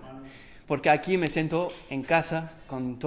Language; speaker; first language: Spanish; non-native, learner; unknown